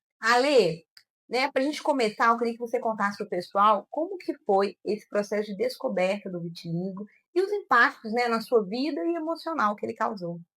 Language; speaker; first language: Portuguese; native; Portuguese